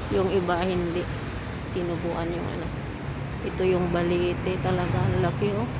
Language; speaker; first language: Filipino; non-native, local second language; Iloko